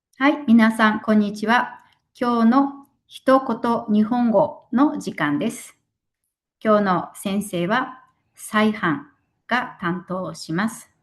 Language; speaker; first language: Japanese; non-native, fluent; Mongolian